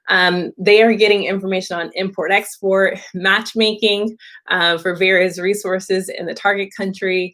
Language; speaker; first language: English; native; English